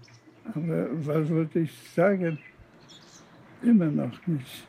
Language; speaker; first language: German; non-native, fluent; Polish